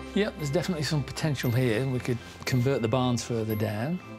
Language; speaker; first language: English; native; English